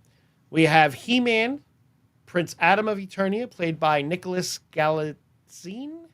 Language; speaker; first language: English; native; English